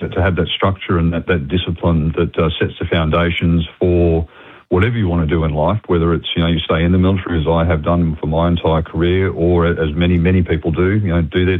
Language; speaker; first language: English; native; English